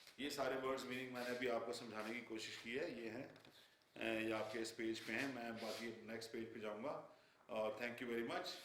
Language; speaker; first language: Urdu; non-native, local second language; Punjabi